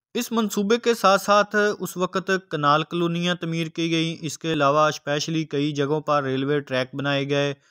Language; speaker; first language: Urdu; non-native, local second language; Punjabi